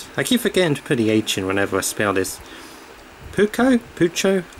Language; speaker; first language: English; native; English